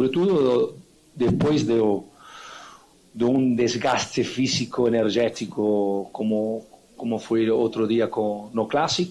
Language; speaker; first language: Portuguese; non-native, fluent; Spanish